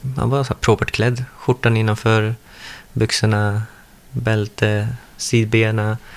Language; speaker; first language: Swedish; early bilingual, other home language; Spanish